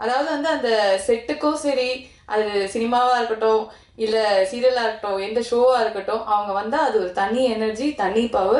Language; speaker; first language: Tamil; native; Tamil